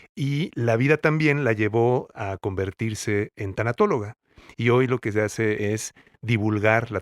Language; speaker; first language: Spanish; native; Spanish